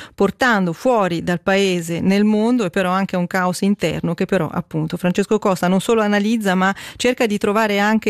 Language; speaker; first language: Italian; native; Italian